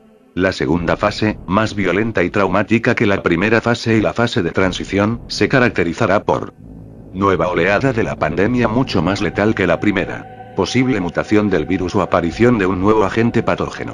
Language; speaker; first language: Spanish; native; Spanish